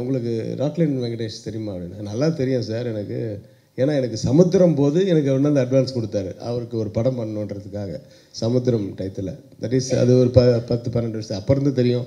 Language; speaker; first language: Tamil; native; Tamil